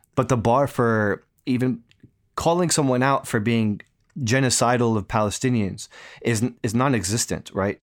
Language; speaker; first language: English; native; English